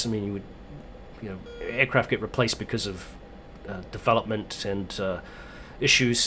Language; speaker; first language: English; native; English